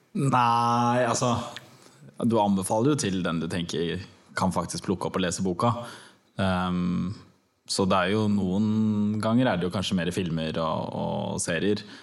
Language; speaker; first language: Norwegian; early bilingual, other home language; Turkish